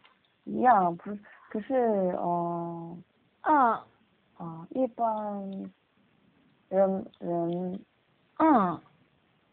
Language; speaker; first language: Chinese; non-native, learner; Korean